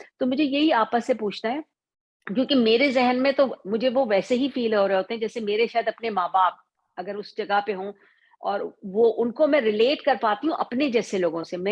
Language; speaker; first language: Urdu; native; Urdu